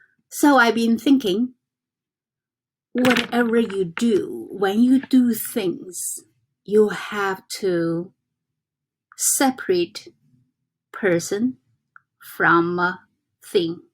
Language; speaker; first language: English; non-native, fluent; Chinese